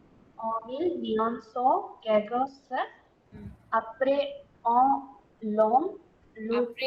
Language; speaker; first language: French; non-native, learner; Tamil